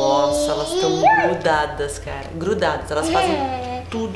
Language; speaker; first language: Portuguese; native; Portuguese